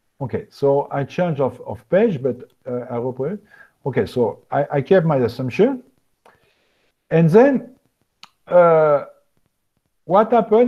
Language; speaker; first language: English; non-native, fluent; French